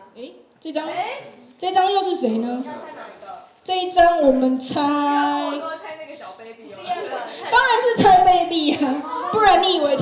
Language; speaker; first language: Chinese; native; Chinese